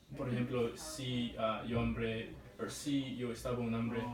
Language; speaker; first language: Spanish; non-native, learner; English